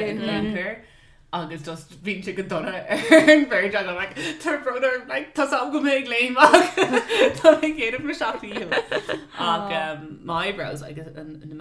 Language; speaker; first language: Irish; non-native, local second language; English